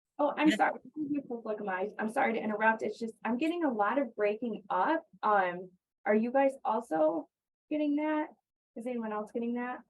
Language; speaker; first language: English; native; English